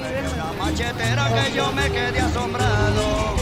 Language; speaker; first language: Spanish; native; Spanish